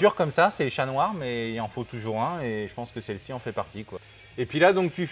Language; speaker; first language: French; native; French